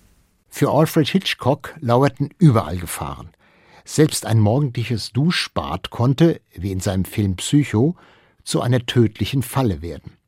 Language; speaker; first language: German; native; German